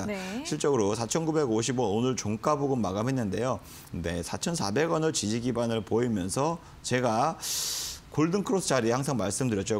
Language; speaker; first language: Korean; native; Korean